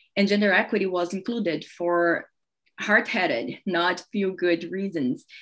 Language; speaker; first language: English; non-native, fluent; Portuguese